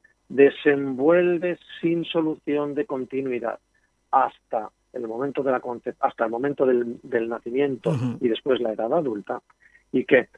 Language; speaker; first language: Spanish; native; Spanish